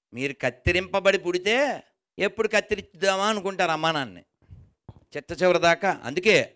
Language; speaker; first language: Telugu; native; Telugu